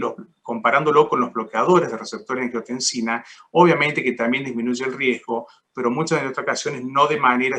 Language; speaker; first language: Spanish; native; Spanish